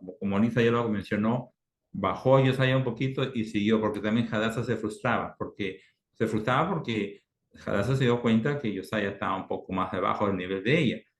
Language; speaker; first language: Spanish; native; Spanish